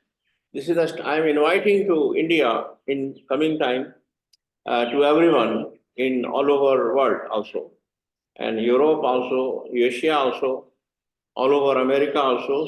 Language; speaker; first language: English; non-native, learner; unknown